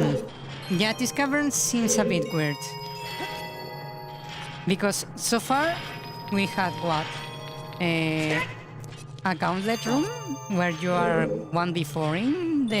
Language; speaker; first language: English; non-native, fluent; Spanish